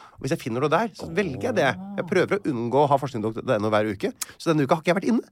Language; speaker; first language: Norwegian; native; Norwegian